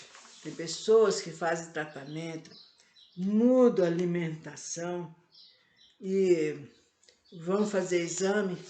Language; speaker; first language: Portuguese; native; Portuguese